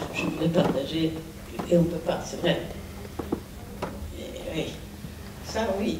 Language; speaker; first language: French; non-native, fluent; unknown